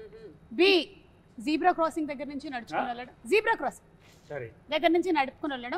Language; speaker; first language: Telugu; native; Telugu